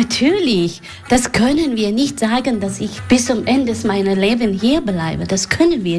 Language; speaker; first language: German; non-native, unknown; Persian